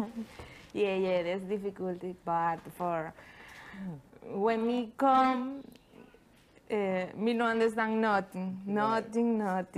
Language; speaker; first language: English; non-native, learner; Spanish